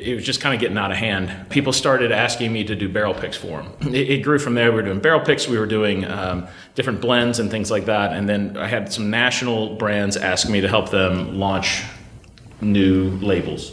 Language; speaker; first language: English; native; English